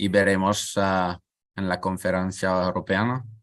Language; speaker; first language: Spanish; non-native, learner; French